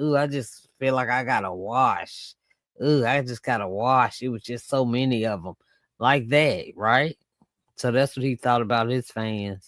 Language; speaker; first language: English; native; English